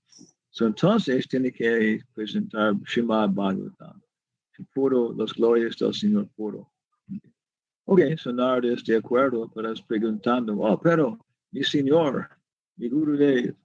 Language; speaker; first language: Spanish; non-native, learner; English